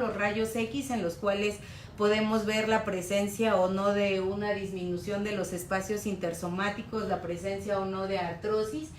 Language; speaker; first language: Spanish; native; Spanish